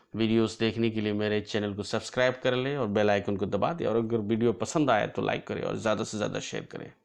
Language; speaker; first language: Hindi; non-native, local second language; Assamese